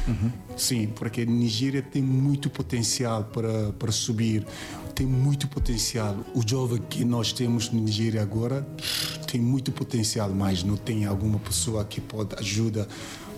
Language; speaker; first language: Portuguese; non-native, learner; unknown